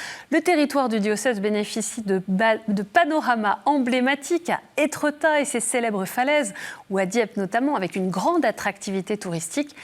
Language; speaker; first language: French; native; French